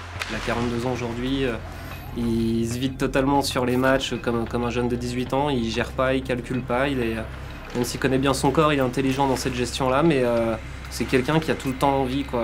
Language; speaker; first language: French; native; French